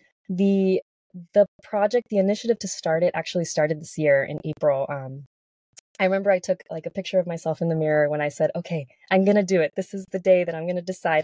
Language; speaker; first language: English; native; English